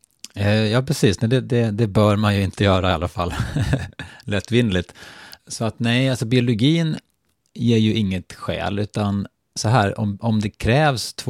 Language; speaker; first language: Swedish; native; Swedish